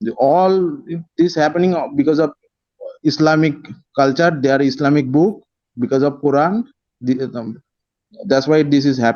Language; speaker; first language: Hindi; non-native, local second language; Bangla